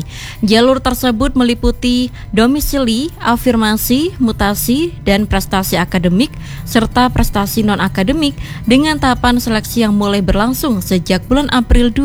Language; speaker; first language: Indonesian; native; Indonesian